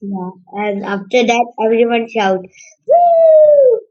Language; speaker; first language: English; non-native, learner; Hindi